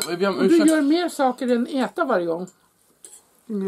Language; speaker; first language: Swedish; native; Swedish